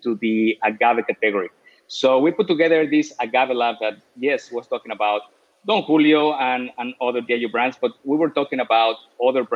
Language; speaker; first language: English; non-native, fluent; Spanish